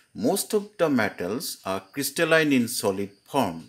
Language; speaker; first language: English; non-native, local second language; Assamese